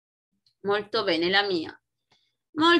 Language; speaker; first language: Italian; non-native, fluent; Spanish